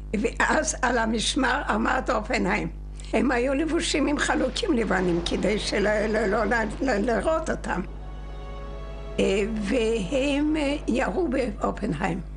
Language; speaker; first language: Hebrew; non-native, fluent; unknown